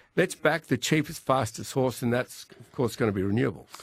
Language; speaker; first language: English; native; English